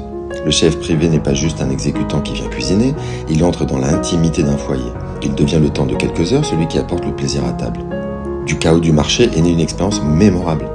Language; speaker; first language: French; native; French